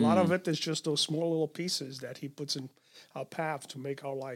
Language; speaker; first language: English; non-native, fluent; Romanian